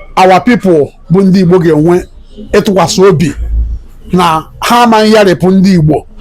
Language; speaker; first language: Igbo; native; Igbo